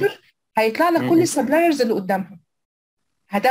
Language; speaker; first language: Arabic; native; Arabic